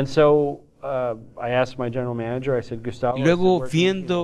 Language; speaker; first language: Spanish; non-native, fluent; English